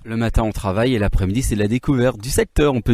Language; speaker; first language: French; native; French